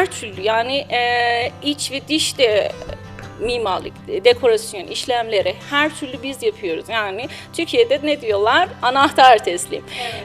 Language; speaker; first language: Turkish; non-native, learner; Persian